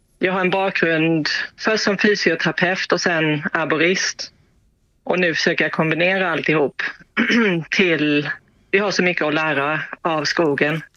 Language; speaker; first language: Swedish; early bilingual, heritage; Swedish